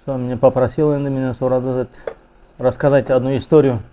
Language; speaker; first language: Russian; non-native, local second language; Kazakh